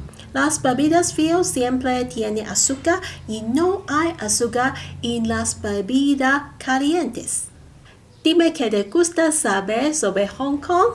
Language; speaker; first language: Spanish; non-native, learner; Cantonese